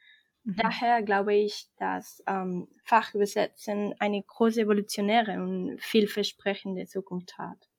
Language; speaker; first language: German; non-native, fluent; Spanish